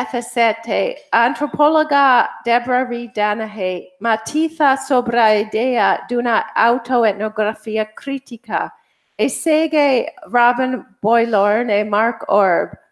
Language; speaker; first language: Galician; non-native, fluent; English